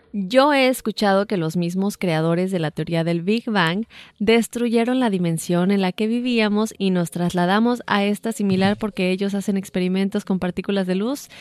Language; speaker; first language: Spanish; native; Spanish